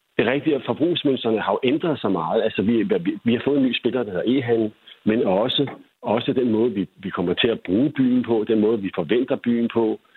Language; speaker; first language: Danish; native; Danish